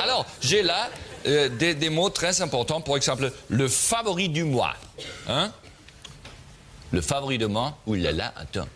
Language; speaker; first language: French; non-native, learner; German